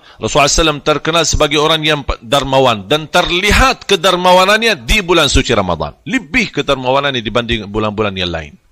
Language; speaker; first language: Malay; non-native, fluent; Arabic